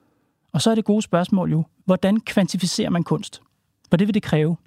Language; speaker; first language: Danish; native; Danish